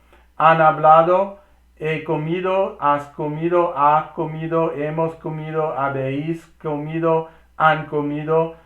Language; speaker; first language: Spanish; non-native, learner; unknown